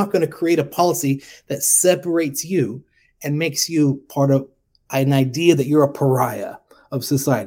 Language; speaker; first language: English; native; English